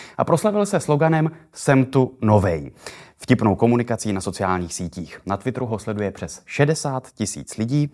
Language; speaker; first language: Czech; native; Czech